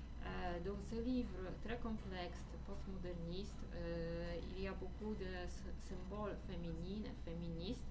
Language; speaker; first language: French; non-native, fluent; Polish